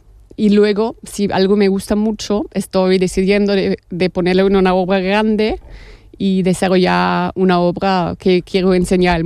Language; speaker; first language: Spanish; non-native, fluent; German